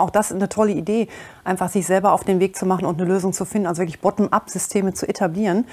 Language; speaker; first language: German; native; German